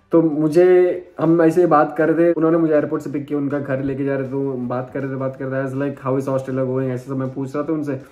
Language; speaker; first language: Hindi; non-native, local second language; Malayalam